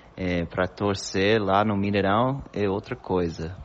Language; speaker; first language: Portuguese; non-native, fluent; English